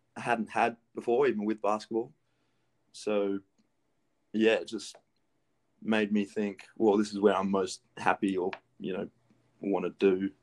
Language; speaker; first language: English; early bilingual, other home language; Greek